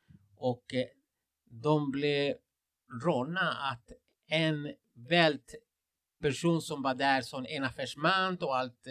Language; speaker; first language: Swedish; non-native, fluent; Spanish